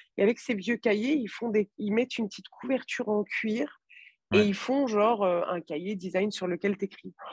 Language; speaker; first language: French; native; French